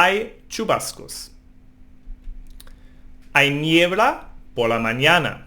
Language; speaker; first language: Spanish; non-native, fluent; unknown